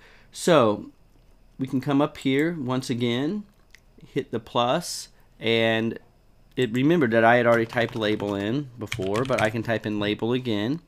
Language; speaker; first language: English; native; English